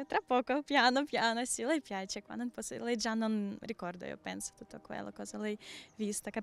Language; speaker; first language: Italian; non-native, learner; Ukrainian